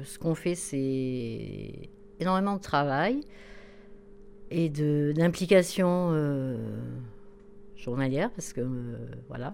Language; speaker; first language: French; native; French